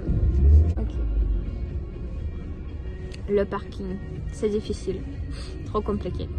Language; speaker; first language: French; non-native, fluent; Russian